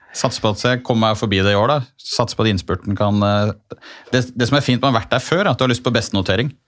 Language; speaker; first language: Norwegian; native; Norwegian